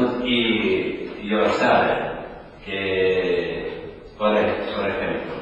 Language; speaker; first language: Spanish; non-native, learner; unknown